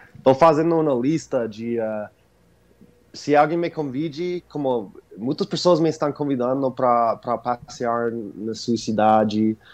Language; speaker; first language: Portuguese; non-native, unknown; English